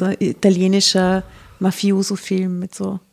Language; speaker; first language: German; native; German